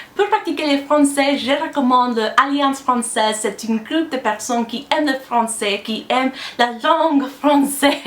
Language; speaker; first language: French; non-native, fluent; English